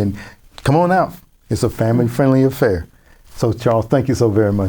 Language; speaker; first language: English; native; English